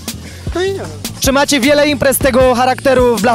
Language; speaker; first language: Polish; native; Polish